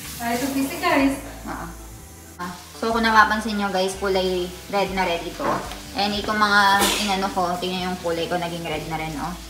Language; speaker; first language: Filipino; native; Filipino